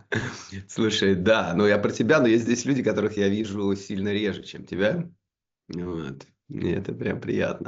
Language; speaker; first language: Russian; native; Russian